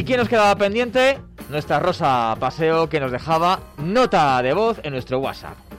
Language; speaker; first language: Spanish; native; Spanish